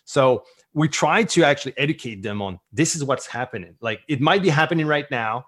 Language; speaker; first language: English; non-native, fluent; French